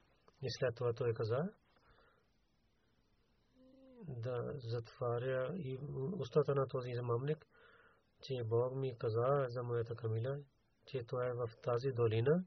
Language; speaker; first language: Bulgarian; non-native, learner; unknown